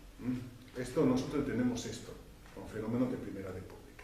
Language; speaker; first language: Spanish; non-native, fluent; Italian